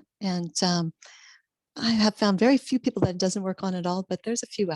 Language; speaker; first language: English; native; English